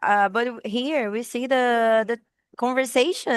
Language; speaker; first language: English; non-native, learner; Portuguese